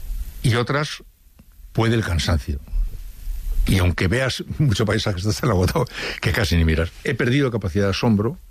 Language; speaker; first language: Spanish; native; Spanish